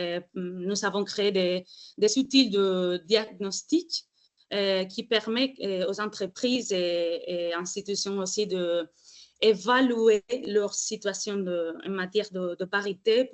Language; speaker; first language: French; non-native, fluent; Spanish